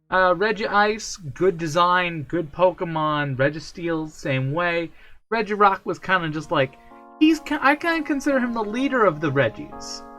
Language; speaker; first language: English; native; English